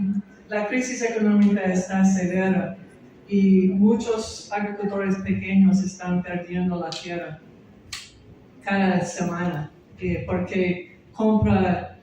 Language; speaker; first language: Spanish; non-native, learner; English